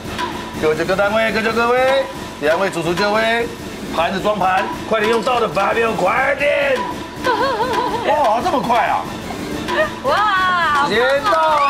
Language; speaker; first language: Chinese; native; Chinese